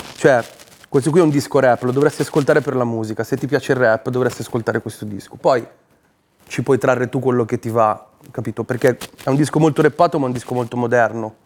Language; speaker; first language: Italian; native; Italian